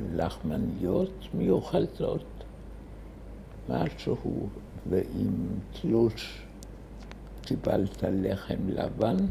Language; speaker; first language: Hebrew; early bilingual, other home language; German